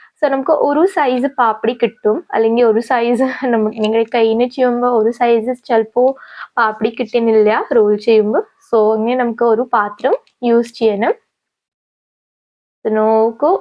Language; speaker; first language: Malayalam; non-native, local second language; Hindi